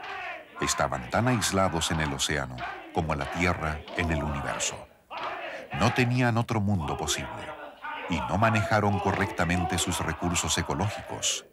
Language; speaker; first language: Spanish; native; Spanish